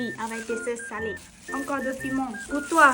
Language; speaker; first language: French; non-native, learner; Thai